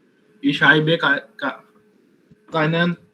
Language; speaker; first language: German; non-native, learner; Urdu